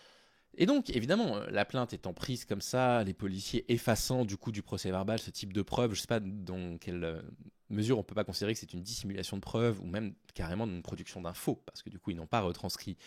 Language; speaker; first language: French; native; French